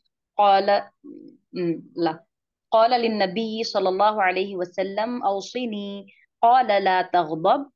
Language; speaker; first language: Arabic; non-native, learner; Urdu